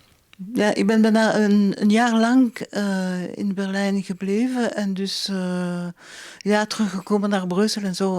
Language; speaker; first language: Dutch; non-native, local second language; French